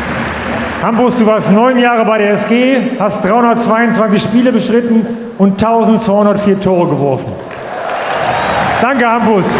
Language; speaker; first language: German; native; German